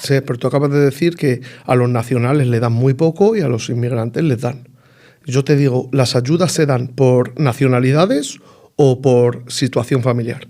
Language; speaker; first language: Spanish; early bilingual, other home language; Arabic